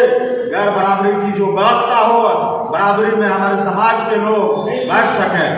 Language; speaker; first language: Hindi; native; Hindi